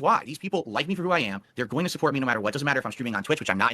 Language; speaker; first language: English; native; English